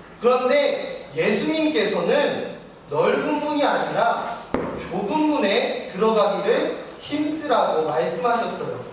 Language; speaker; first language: Korean; native; Korean